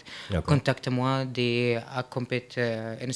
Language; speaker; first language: French; non-native, learner; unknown